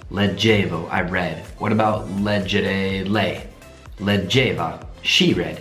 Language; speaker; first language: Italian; non-native, fluent; English